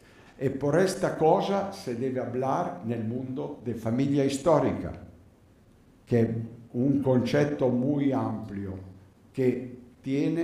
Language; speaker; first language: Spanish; non-native, learner; Italian